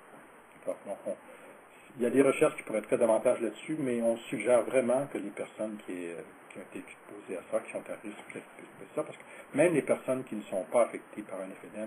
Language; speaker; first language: French; native; French